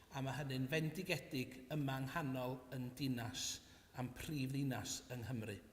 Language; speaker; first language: Welsh; native; Welsh